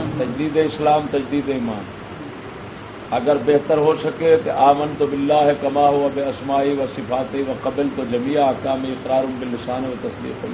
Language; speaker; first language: Urdu; non-native, local second language; Punjabi